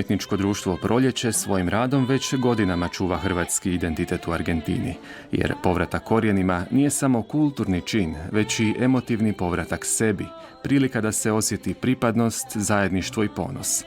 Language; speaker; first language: Croatian; native; Croatian